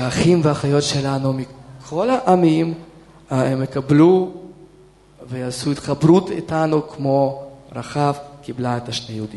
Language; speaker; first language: Hebrew; non-native, fluent; Russian